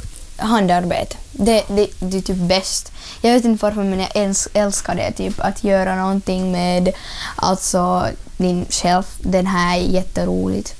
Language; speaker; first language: Swedish; early bilingual, other home language; Ukrainian